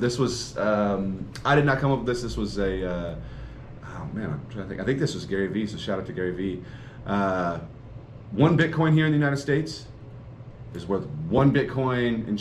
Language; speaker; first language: English; native; English